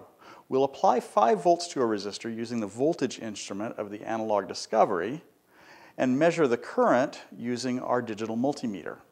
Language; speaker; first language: English; native; English